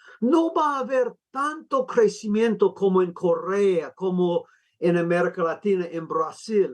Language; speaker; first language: Spanish; non-native, fluent; English